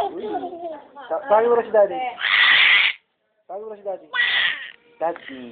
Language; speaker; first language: Filipino; native; Filipino